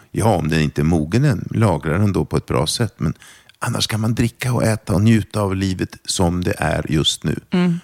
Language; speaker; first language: Swedish; non-native, local second language; German